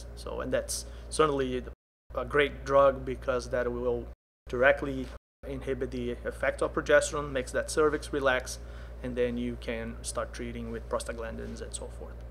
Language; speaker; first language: English; non-native, fluent; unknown